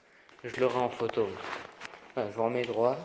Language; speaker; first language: French; native; French